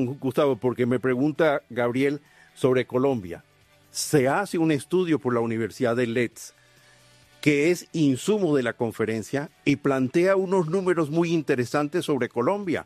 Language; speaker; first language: Spanish; native; Spanish